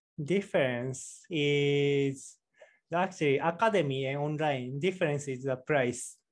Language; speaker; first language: English; non-native, learner; Japanese